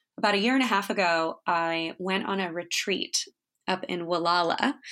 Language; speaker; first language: English; native; English